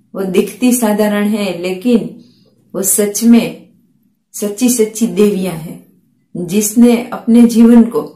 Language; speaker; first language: Hindi; non-native, local second language; Gujarati